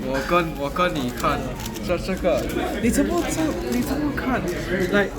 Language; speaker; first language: Chinese; non-native, learner; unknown